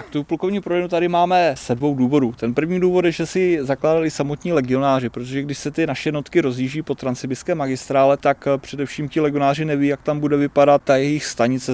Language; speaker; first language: Czech; native; Czech